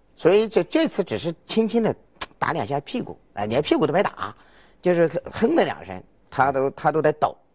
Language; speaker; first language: Chinese; native; Chinese